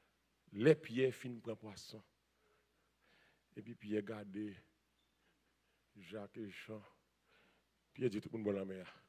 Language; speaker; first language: French; non-native, learner; Haitian Creole